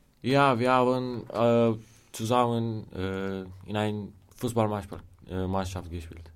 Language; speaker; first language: German; non-native, learner; Romanian